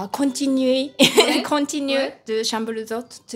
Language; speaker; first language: French; non-native, learner; Japanese